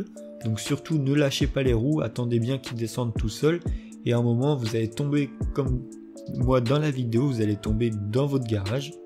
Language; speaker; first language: French; native; French